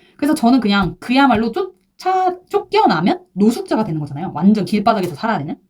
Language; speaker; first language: Korean; native; Korean